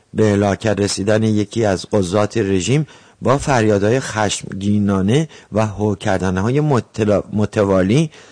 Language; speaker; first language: Persian; native; Persian